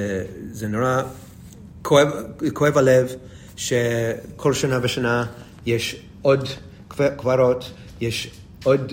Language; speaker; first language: Hebrew; non-native, fluent; English